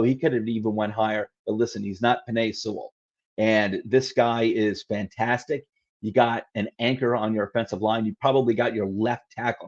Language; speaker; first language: English; native; English